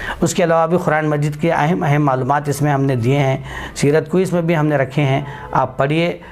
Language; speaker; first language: Urdu; native; Urdu